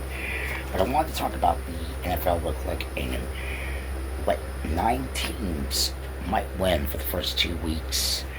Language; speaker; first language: English; native; English